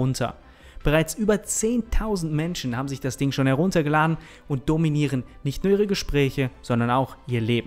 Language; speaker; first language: German; native; German